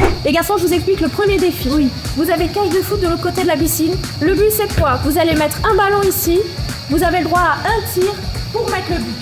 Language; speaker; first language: French; native; French